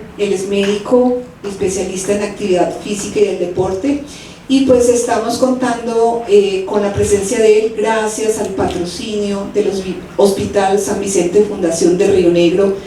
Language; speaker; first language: Spanish; native; Spanish